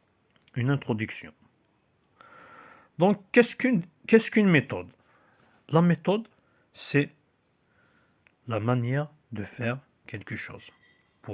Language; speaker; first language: French; non-native, local second language; Kabyle